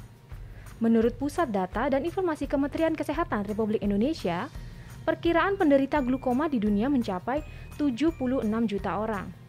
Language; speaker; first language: Indonesian; native; Indonesian